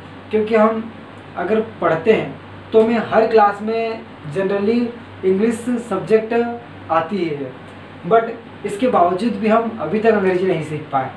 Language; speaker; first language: Hindi; native; Hindi